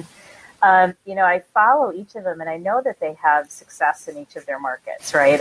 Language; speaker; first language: English; native; English